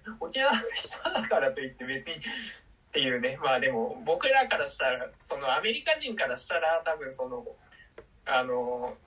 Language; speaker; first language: Japanese; native; Japanese